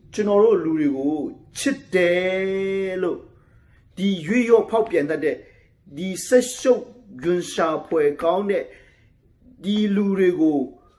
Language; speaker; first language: Burmese; non-native, local second language; Kachin